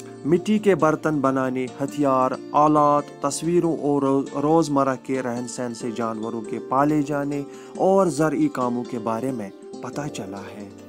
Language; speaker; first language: Urdu; non-native, local second language; Kashmiri